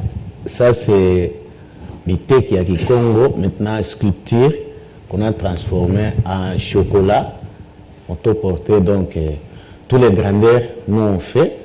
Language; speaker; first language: French; non-native, local second language; Kongo